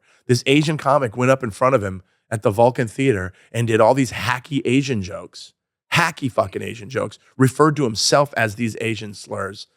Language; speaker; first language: English; native; English